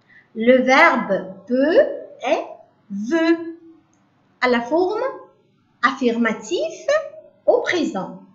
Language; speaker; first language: French; non-native, learner; Uzbek